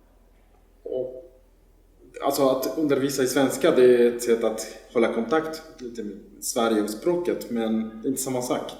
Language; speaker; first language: Swedish; non-native, fluent; Spanish